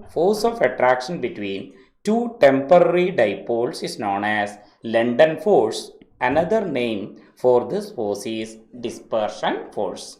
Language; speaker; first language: English; non-native, local second language; Malayalam